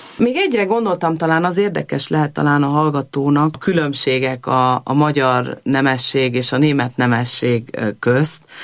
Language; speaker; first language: Hungarian; early bilingual, heritage; Hungarian